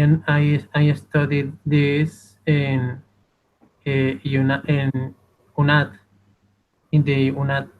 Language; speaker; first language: English; non-native, learner; Spanish